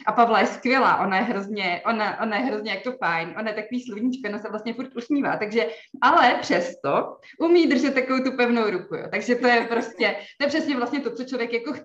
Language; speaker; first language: Czech; native; Czech